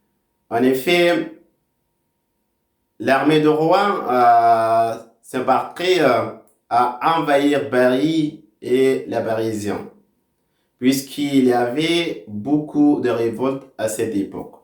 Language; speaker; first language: French; non-native, fluent; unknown